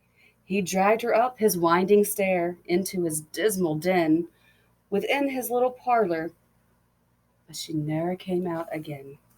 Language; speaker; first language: English; native; English